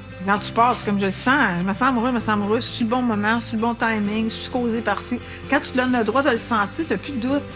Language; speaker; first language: French; native; French